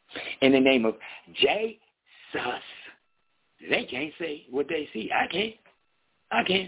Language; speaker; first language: English; native; English